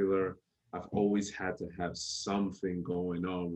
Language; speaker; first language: English; native; English